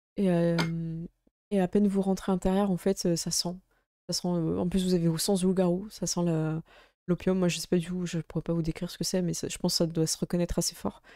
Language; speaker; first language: French; native; French